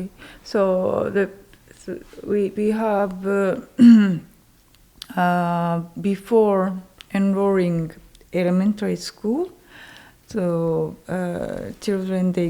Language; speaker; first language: English; non-native, learner; Japanese